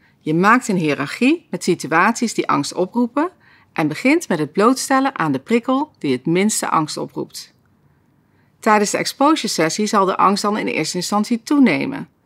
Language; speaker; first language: Dutch; native; Dutch